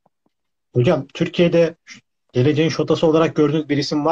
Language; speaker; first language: Turkish; native; Turkish